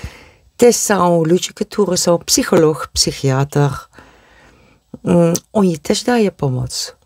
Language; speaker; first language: Polish; non-native, learner; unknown